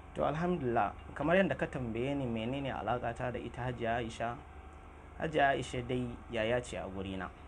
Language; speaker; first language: Hausa; native; Hausa